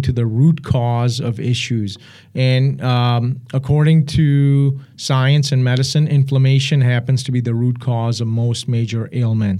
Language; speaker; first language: English; early bilingual, other home language; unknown